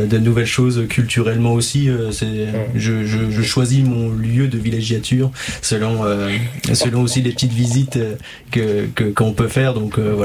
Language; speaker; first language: French; native; French